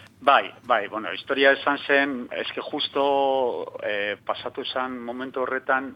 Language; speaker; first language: Basque; non-native, local second language; Spanish